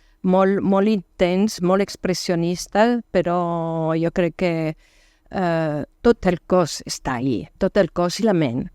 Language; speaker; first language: Catalan; non-native, fluent; French